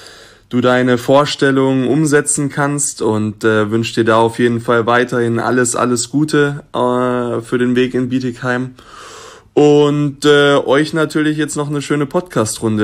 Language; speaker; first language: German; native; German